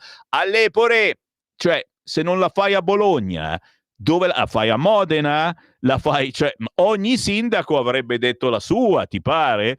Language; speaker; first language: Italian; native; Italian